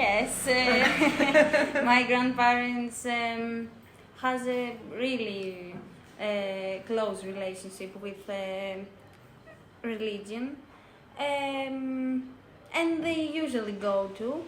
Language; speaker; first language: English; non-native, learner; Greek